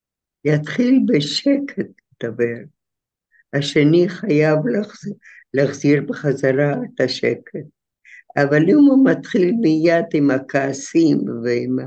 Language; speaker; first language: Hebrew; non-native, fluent; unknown